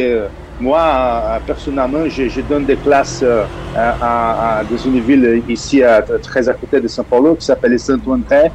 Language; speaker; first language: French; non-native, fluent; Portuguese